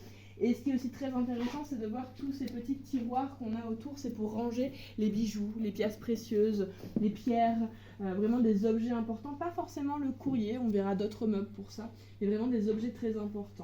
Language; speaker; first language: French; native; French